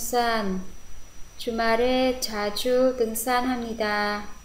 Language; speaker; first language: Korean; non-native, fluent; Vietnamese